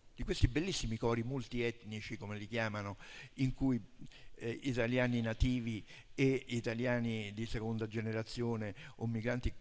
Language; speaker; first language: Italian; native; Italian